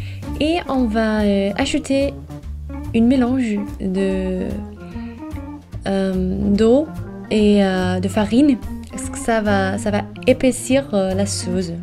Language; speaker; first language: French; non-native, fluent; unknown